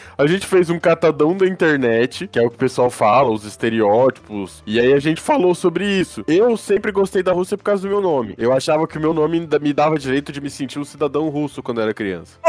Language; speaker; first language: Portuguese; native; Portuguese